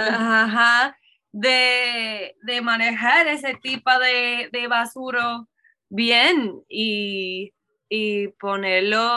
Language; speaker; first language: Spanish; non-native, learner; English